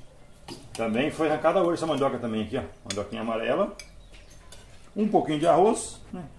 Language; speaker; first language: Portuguese; native; Portuguese